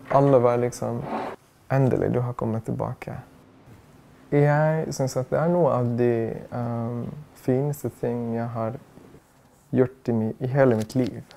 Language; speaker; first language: Norwegian; non-native, fluent; Arabic